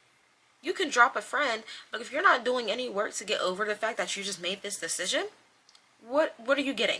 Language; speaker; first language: English; native; English